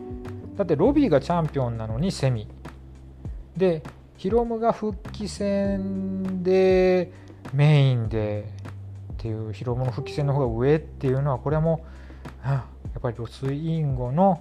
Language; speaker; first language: Japanese; native; Japanese